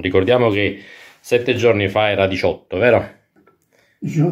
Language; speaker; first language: Italian; native; Italian